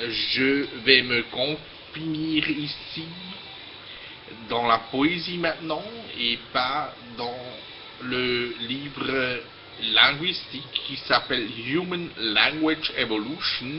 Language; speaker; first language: French; non-native, fluent; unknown